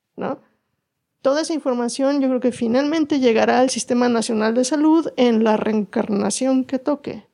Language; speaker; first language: Spanish; native; Spanish